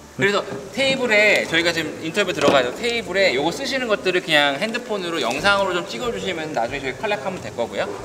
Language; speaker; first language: Korean; native; Korean